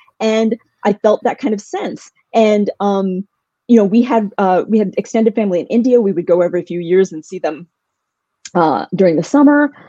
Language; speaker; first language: English; early bilingual, other home language; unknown